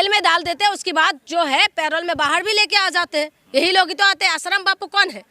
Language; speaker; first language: Hindi; non-native, local second language; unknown